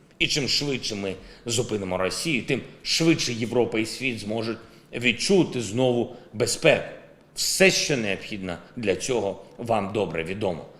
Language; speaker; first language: Ukrainian; non-native, local second language; Russian